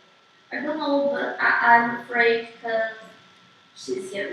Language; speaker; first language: English; non-native, learner; Portuguese